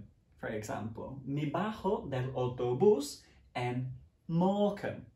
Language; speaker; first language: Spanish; non-native, fluent; English